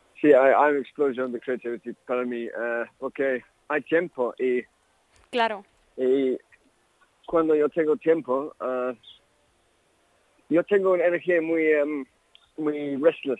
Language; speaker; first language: Spanish; non-native, learner; English